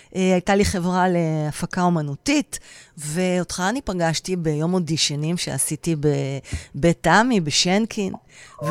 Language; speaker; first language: Hebrew; native; Hebrew